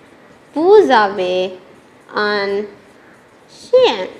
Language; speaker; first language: French; non-native, fluent; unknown